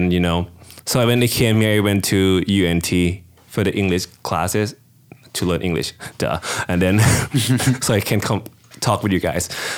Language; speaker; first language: English; non-native, fluent; Thai